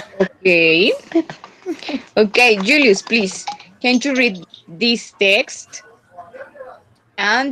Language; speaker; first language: English; non-native, fluent; Spanish